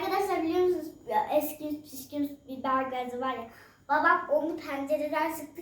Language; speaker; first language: Turkish; native; Turkish